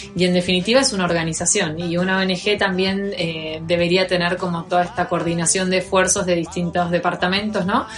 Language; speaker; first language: Spanish; native; Spanish